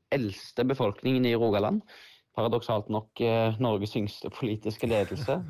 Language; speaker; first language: Norwegian; native; Norwegian